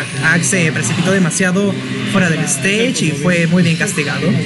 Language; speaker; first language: Spanish; native; Spanish